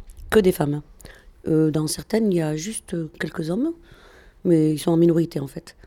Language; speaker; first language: French; non-native, fluent; Spanish